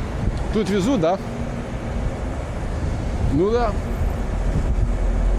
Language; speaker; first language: Russian; non-native, learner; Lithuanian